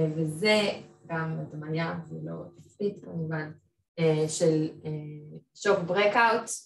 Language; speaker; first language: Hebrew; non-native, fluent; French